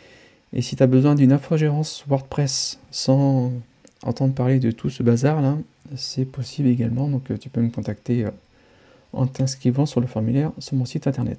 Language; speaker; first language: French; native; French